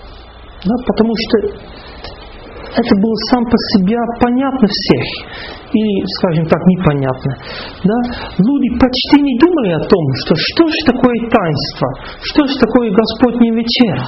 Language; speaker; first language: Russian; non-native, fluent; Dutch